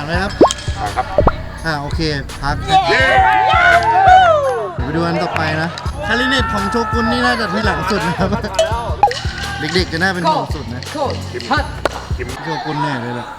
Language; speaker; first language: Thai; native; Thai